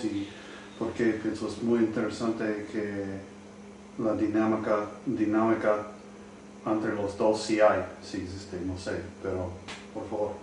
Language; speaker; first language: Spanish; non-native, learner; English